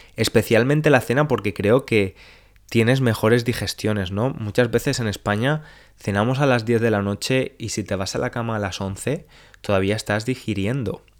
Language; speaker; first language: Spanish; native; Spanish